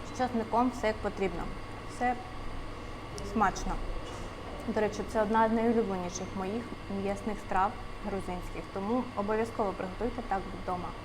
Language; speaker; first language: Ukrainian; native; Ukrainian